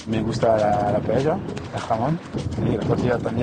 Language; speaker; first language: Spanish; non-native, learner; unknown